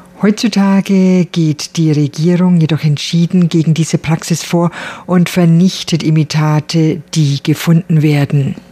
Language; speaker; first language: German; non-native, fluent; Chinese